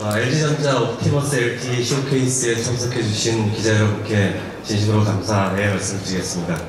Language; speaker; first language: Korean; native; Korean